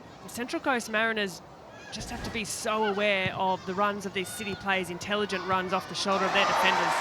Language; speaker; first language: English; native; English